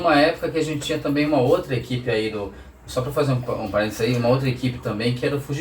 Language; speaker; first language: Portuguese; native; Portuguese